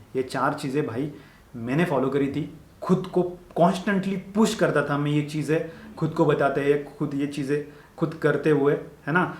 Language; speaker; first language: Hindi; non-native, local second language; Marathi